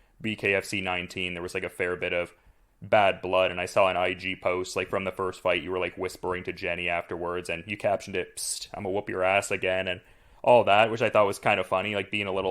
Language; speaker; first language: English; native; English